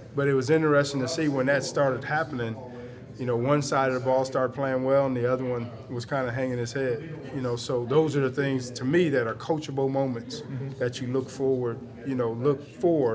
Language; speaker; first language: English; native; English